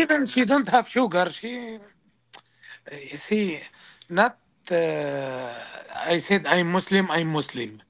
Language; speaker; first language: English; non-native, learner; Arabic